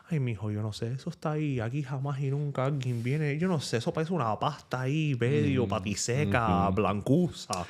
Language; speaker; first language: Spanish; early bilingual, heritage; Spanish